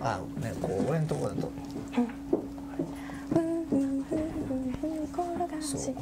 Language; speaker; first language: Japanese; native; Japanese